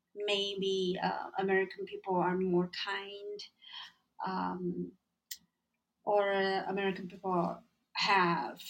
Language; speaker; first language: English; non-native, fluent; Chinese